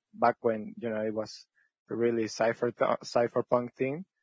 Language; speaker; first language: English; non-native, fluent; French